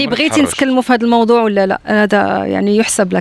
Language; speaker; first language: Arabic; native; Arabic